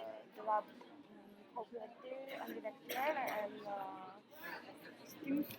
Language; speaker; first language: French; non-native, learner; Chinese